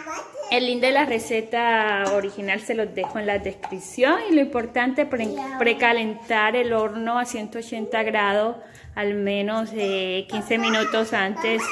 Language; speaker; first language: Spanish; native; Spanish